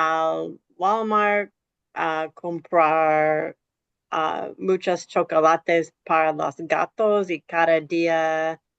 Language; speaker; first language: Spanish; non-native, learner; English